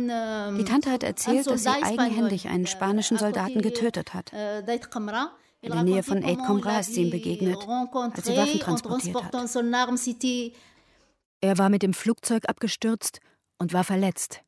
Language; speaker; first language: German; native; German